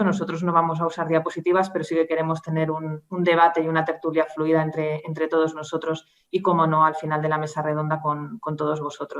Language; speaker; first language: Spanish; native; Spanish